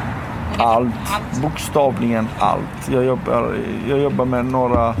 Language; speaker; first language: Swedish; non-native, fluent; Persian